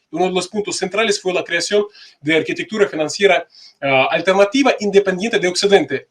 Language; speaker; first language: Spanish; non-native, fluent; Russian